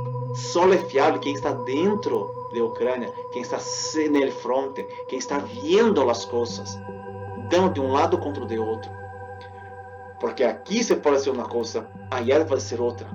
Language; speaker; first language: Portuguese; non-native, fluent; Spanish